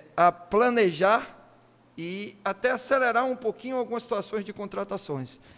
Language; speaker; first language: Portuguese; native; Portuguese